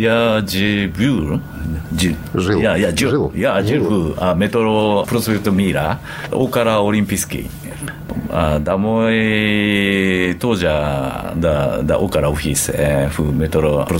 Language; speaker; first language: Russian; non-native, learner; Japanese